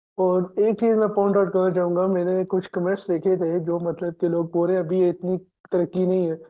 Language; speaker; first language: Urdu; non-native, local second language; Punjabi